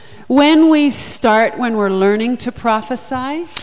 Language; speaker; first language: English; native; English